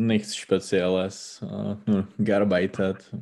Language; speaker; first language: German; non-native, learner; Czech